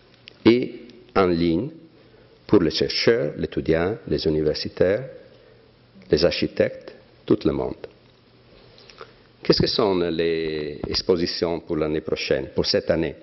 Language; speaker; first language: French; non-native, fluent; Italian